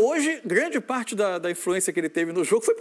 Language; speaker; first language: Portuguese; native; Portuguese